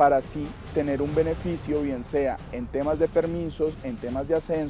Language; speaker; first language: Spanish; native; Spanish